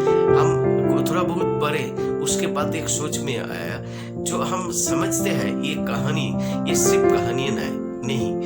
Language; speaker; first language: Hindi; non-native, local second language; Bangla